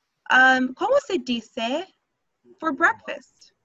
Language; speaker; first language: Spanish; non-native, fluent; English